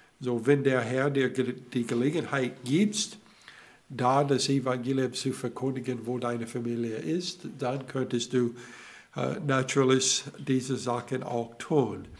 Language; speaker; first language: German; non-native, learner; English